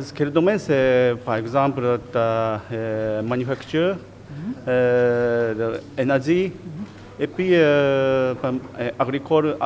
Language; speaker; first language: French; non-native, learner; Japanese